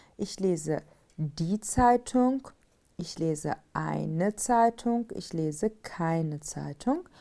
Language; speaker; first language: German; non-native, fluent; Turkish